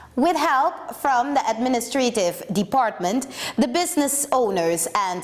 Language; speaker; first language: English; non-native, fluent; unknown